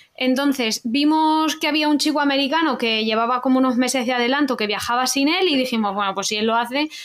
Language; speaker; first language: Spanish; native; Spanish